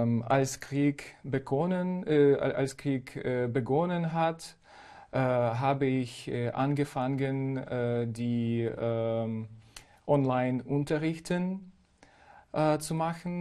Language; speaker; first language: German; non-native, fluent; Ukrainian